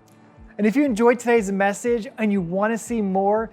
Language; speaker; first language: English; native; English